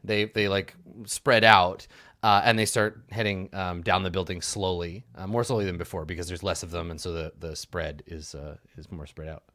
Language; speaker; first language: English; native; English